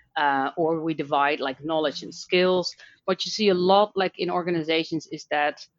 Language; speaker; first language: English; non-native, fluent; Dutch